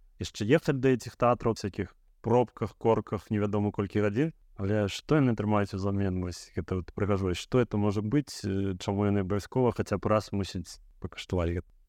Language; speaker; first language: Belarusian; non-native, local second language; Russian